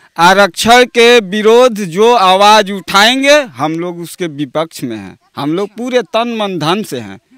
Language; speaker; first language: Hindi; native; Hindi